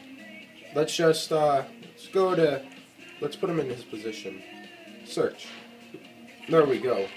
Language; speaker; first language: English; native; English